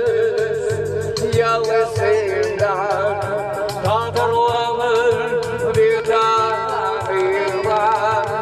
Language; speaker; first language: Turkish; non-native, learner; Crimean Tatar